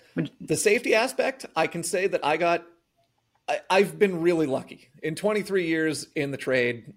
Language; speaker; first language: English; native; English